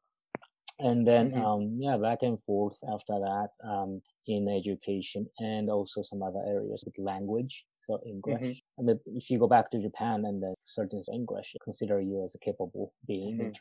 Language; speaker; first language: English; non-native, fluent; Japanese